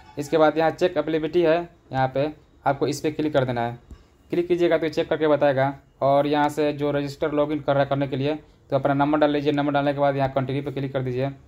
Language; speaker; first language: Hindi; native; Hindi